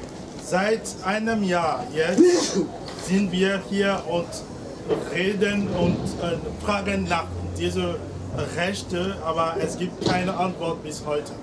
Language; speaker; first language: German; non-native, learner; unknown